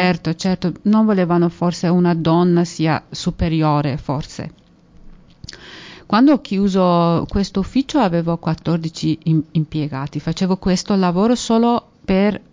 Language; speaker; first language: Italian; non-native, fluent; Persian